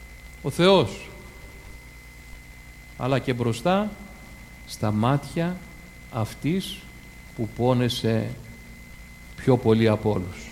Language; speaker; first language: Greek; native; Greek